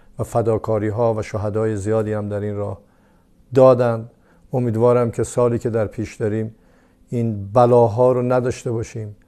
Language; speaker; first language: Persian; non-native, local second language; Azerbaijani